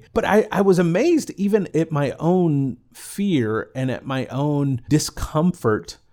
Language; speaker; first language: English; native; English